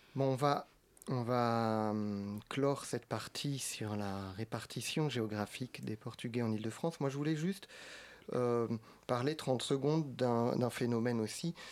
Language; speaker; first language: French; native; French